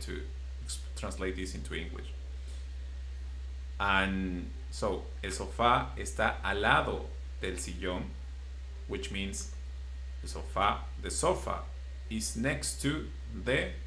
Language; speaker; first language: English; non-native, fluent; Spanish